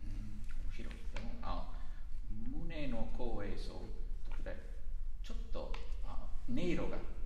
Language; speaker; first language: Japanese; non-native, learner; Italian